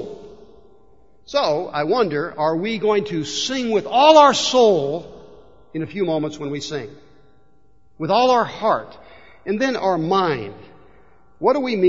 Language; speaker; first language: English; native; English